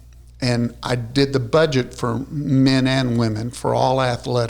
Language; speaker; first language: English; native; English